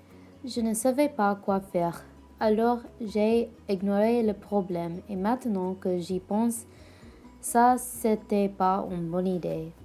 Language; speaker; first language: French; non-native, learner; English